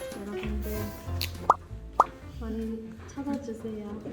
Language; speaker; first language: Korean; native; Korean